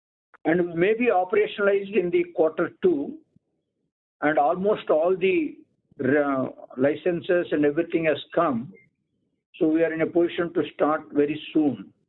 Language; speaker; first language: English; non-native, local second language; Telugu